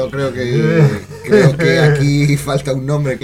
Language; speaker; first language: Spanish; native; Spanish